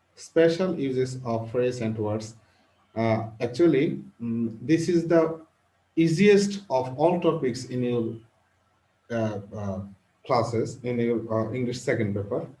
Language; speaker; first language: English; non-native, local second language; Bangla